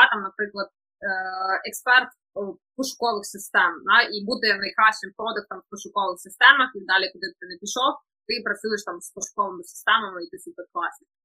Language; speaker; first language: Ukrainian; native; Ukrainian